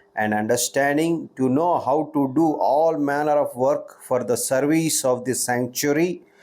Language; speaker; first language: English; non-native, local second language; Telugu